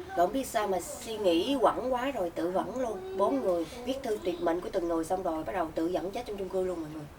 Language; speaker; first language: Vietnamese; native; Vietnamese